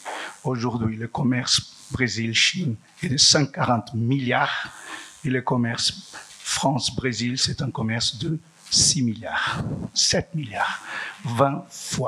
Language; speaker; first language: French; non-native, fluent; Portuguese